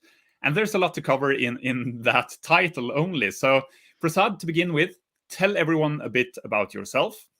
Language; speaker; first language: English; non-native, fluent; Swedish